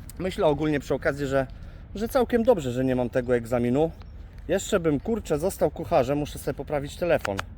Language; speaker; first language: Polish; native; Polish